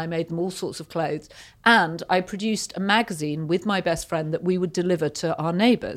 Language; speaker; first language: English; native; English